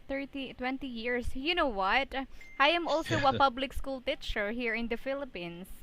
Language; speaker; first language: English; non-native, fluent; Filipino